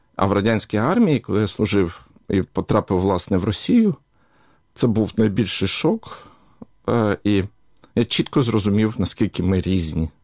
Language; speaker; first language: Ukrainian; native; Ukrainian